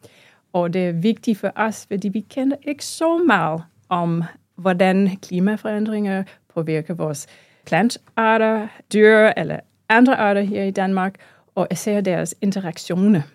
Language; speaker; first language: Danish; non-native, fluent; English